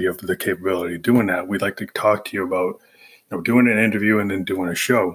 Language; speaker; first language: English; native; English